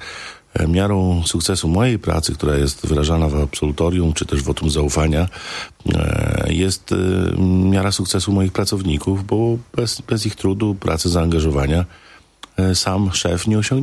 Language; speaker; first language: Polish; native; Polish